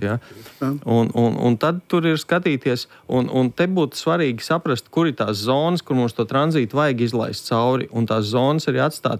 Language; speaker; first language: Latvian; native; Latvian